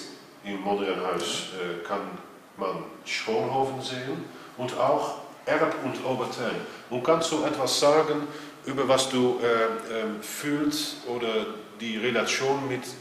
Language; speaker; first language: German; non-native, fluent; Dutch